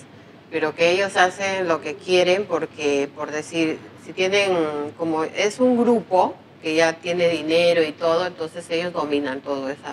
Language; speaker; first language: Spanish; native; Spanish